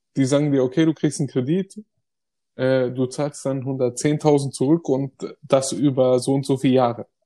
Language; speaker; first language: German; early bilingual, other home language; Greek